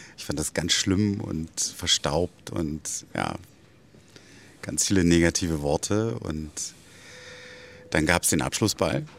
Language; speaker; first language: German; native; German